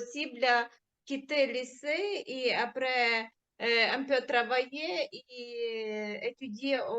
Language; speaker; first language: French; non-native, learner; Ukrainian